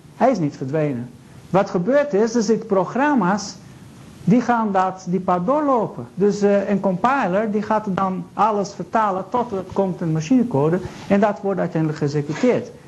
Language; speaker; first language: Dutch; non-native, fluent; Portuguese